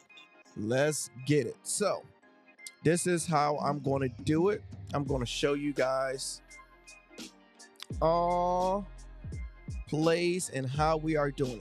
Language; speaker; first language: English; native; English